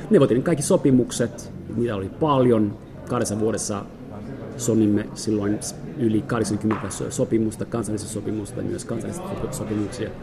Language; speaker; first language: Finnish; non-native, fluent; French